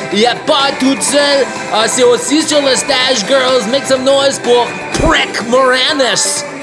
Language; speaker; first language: French; non-native, learner; English